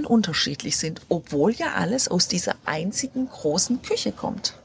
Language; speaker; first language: German; native; German